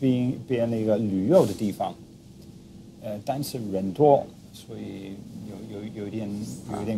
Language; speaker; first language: Chinese; non-native, fluent; English